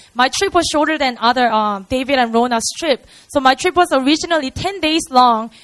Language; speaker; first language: English; non-native, fluent; Korean